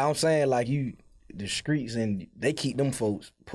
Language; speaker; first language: English; native; English